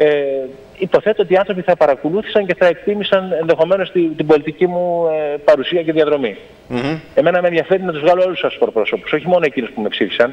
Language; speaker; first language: Greek; native; Greek